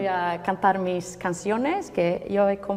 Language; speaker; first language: Spanish; non-native, learner; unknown